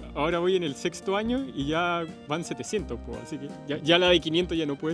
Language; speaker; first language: Spanish; native; Spanish